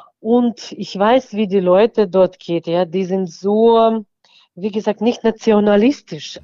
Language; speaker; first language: German; non-native, fluent; Ukrainian